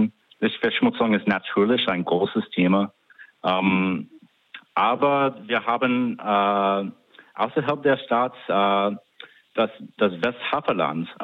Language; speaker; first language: German; non-native, fluent; English